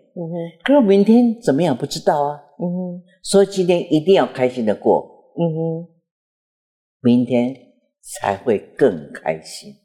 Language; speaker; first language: Chinese; native; Chinese